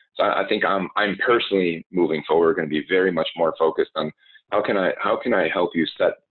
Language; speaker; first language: English; native; English